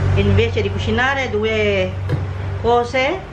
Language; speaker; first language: Italian; non-native, fluent; Filipino